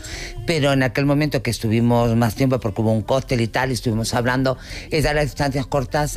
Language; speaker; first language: Spanish; native; Spanish